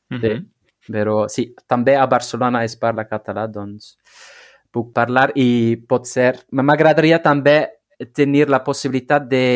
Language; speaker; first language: Catalan; non-native, learner; Dutch